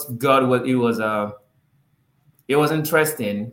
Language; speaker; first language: English; non-native, local second language; Yoruba